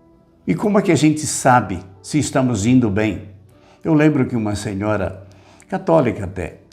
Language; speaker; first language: Portuguese; native; Portuguese